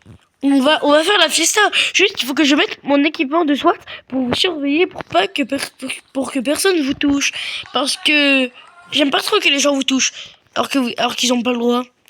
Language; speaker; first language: French; native; French